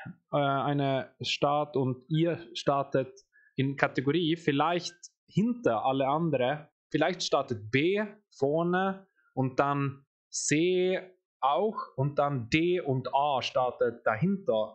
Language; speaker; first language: German; non-native, fluent; Swedish